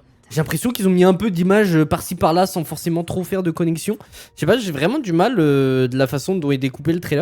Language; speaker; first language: French; native; French